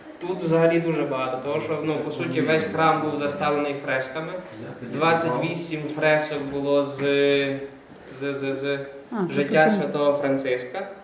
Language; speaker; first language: Ukrainian; native; Ukrainian